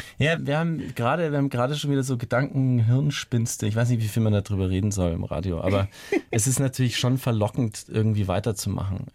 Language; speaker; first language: German; native; German